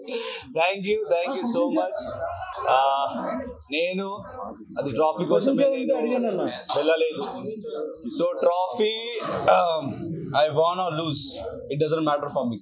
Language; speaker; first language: Telugu; non-native, local second language; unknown